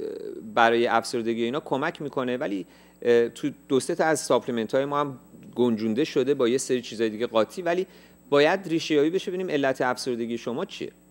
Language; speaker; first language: Persian; native; Persian